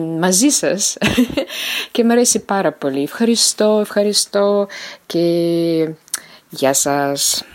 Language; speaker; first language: Greek; non-native, learner; Russian